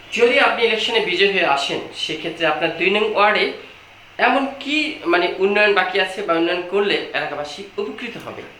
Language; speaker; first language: Bangla; native; Bangla